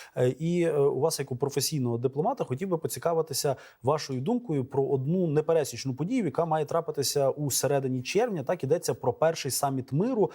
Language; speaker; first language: Ukrainian; native; Ukrainian